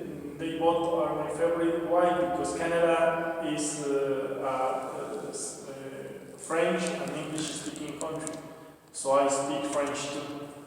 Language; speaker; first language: English; non-native, learner; Spanish